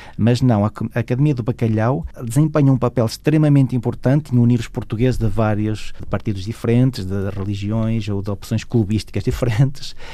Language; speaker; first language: Portuguese; native; Portuguese